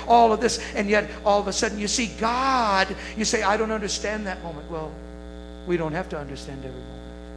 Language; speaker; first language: English; native; English